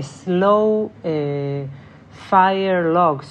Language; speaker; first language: English; non-native, learner; Spanish